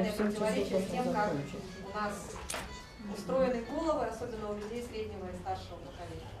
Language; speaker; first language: Russian; native; Russian